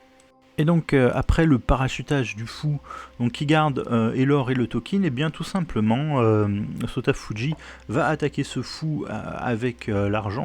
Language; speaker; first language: French; native; French